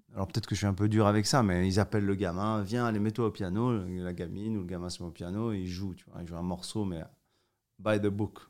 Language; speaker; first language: French; native; French